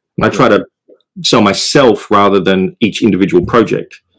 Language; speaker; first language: English; native; English